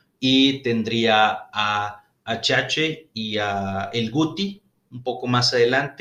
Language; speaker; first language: Spanish; native; Spanish